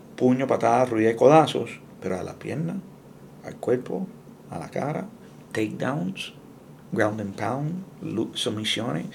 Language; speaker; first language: Spanish; early bilingual, heritage; Spanish